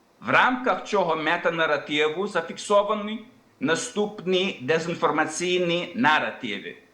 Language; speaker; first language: Ukrainian; early bilingual, heritage; Ukrainian